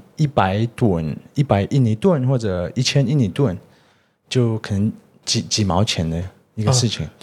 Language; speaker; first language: Chinese; early bilingual, heritage; Chinese